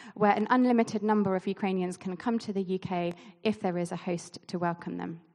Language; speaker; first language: English; native; English